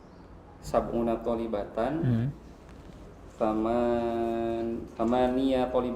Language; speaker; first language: Arabic; non-native, learner; Indonesian